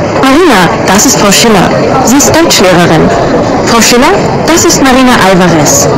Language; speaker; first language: German; non-native, fluent; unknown